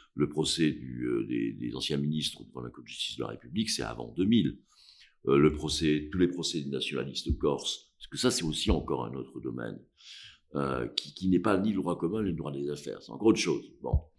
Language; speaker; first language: French; native; French